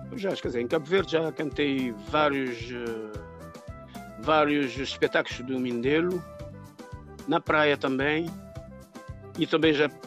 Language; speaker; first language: Portuguese; non-native, local second language; Kabuverdianu